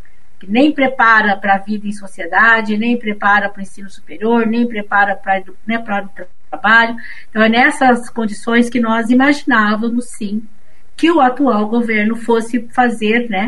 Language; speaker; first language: Portuguese; native; Portuguese